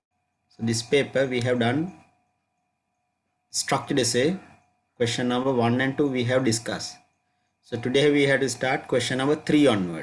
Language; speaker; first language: English; non-native, local second language; Sinhala